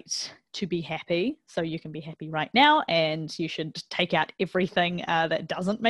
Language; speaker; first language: English; native; English